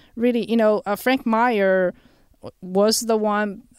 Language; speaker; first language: English; non-native, fluent; Chinese